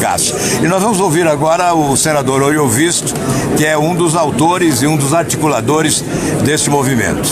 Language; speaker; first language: Portuguese; native; Portuguese